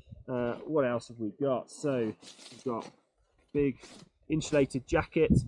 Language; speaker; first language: English; native; English